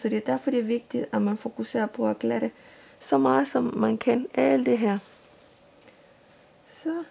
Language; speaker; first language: Danish; non-native, fluent; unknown